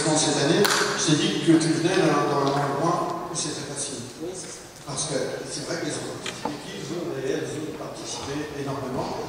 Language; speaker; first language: French; native; French